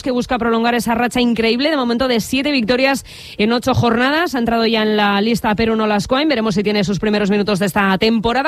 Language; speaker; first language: Spanish; native; Spanish